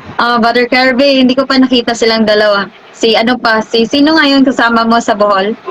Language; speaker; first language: Filipino; non-native, local second language; Cebuano